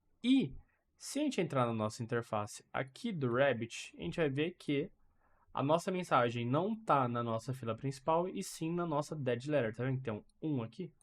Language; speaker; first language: Portuguese; native; Portuguese